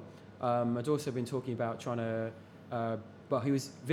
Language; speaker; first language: English; native; English